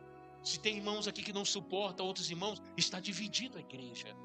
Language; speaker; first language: Portuguese; native; Portuguese